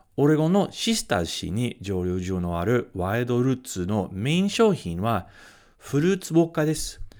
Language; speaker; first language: Japanese; non-native, fluent; English